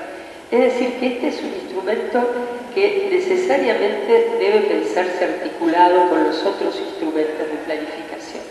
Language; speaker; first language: Spanish; native; Spanish